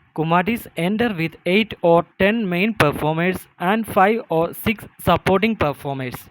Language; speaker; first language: English; non-native, local second language; Malayalam